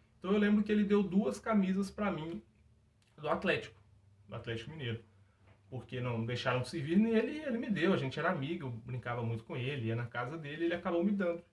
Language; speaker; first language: Portuguese; native; Portuguese